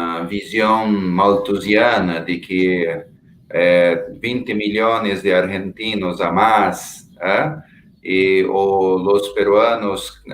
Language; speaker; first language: Spanish; non-native, fluent; Portuguese